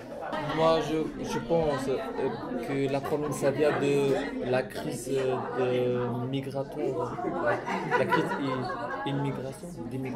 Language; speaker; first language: French; non-native, learner; Arabic